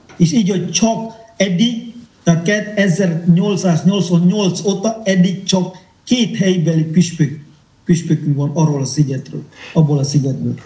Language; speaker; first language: Hungarian; non-native, fluent; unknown